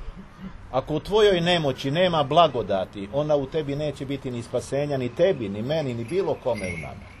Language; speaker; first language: Serbian; native; Serbian